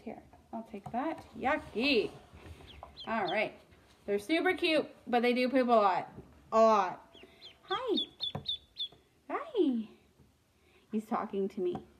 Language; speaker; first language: English; native; English